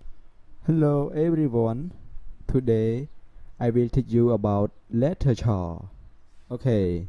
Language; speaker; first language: English; non-native, learner; Khmer